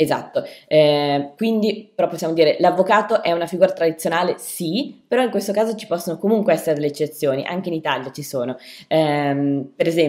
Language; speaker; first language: Italian; native; Italian